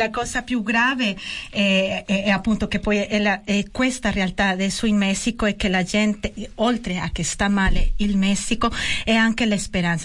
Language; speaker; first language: Italian; non-native, fluent; Spanish